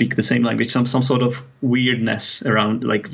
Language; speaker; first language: English; non-native, fluent; Czech